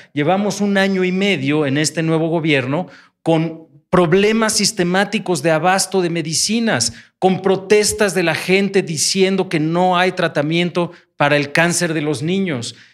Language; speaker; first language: Spanish; native; Spanish